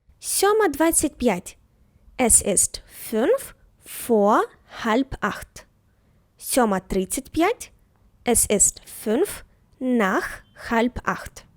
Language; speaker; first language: German; non-native, fluent; Ukrainian